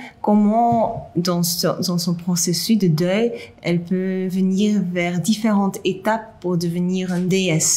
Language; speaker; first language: French; non-native, local second language; Dutch